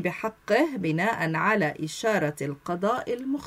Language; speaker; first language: Arabic; native; Arabic